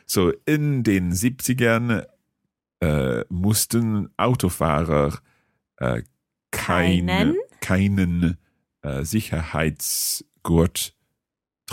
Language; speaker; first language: German; non-native, learner; English